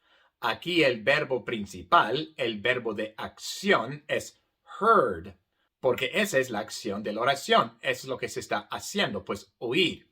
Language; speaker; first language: Spanish; non-native, fluent; English